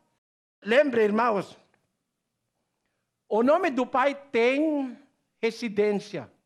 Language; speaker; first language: Portuguese; non-native, learner; Filipino